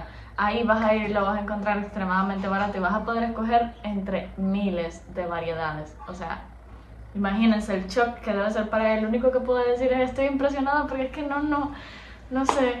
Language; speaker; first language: Spanish; native; Spanish